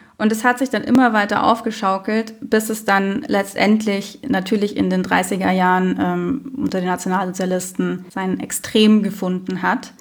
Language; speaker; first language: German; native; German